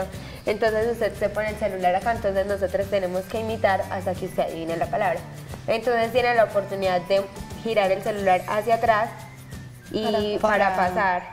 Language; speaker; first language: Spanish; native; Spanish